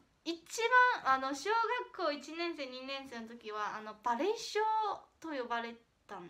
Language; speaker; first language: Japanese; non-native, fluent; Chinese